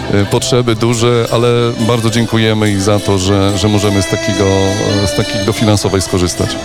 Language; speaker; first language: Polish; native; Polish